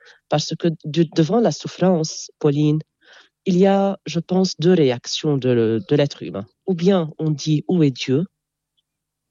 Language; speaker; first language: French; non-native, local second language; Arabic